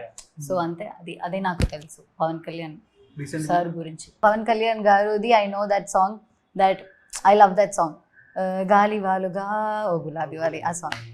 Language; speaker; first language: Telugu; non-native, learner; Malayalam